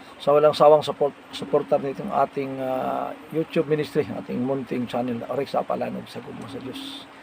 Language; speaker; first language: Filipino; non-native, local second language; Cebuano